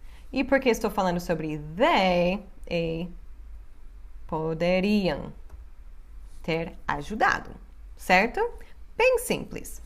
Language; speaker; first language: Portuguese; non-native, fluent; English